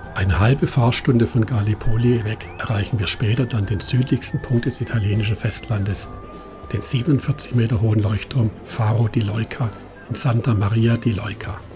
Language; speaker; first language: German; native; German